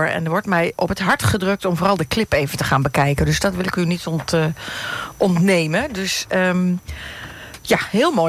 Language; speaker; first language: Dutch; native; Dutch